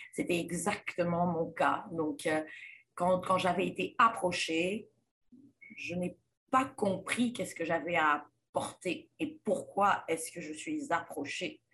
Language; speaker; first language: French; non-native, local second language; Lingala